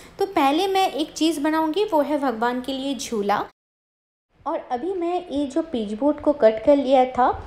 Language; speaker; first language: Hindi; non-native, local second language; Bangla